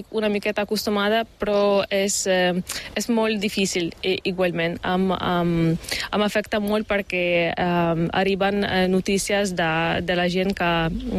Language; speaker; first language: Catalan; non-native, fluent; Ukrainian